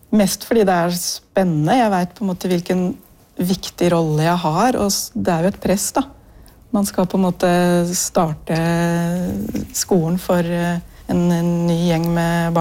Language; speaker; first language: Norwegian; native; Norwegian